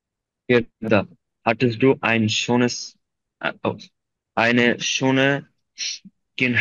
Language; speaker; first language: German; non-native, learner; Bangla